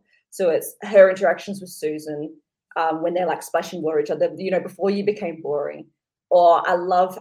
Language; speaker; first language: English; native; English